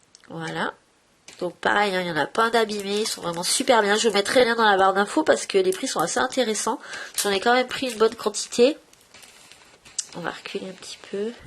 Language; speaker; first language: French; native; French